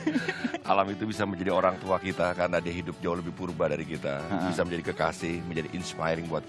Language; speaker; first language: Malay; native; Malay